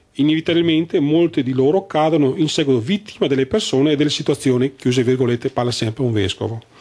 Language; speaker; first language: Italian; native; Italian